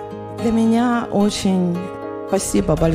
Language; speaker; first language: Russian; non-native, learner; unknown